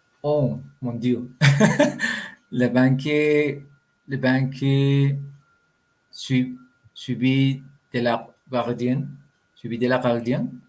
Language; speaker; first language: French; non-native, learner; Spanish